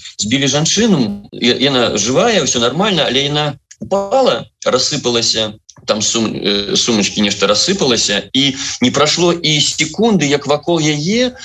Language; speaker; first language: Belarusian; non-native, local second language; Russian